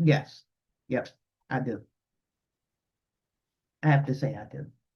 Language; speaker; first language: English; native; English